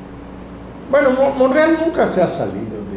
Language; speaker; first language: Spanish; native; Spanish